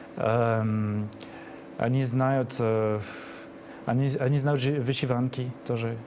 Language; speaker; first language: Russian; non-native, fluent; French